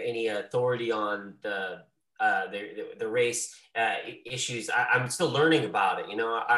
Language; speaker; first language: English; native; English